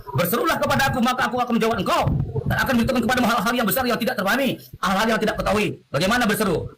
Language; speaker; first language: Indonesian; non-native, local second language; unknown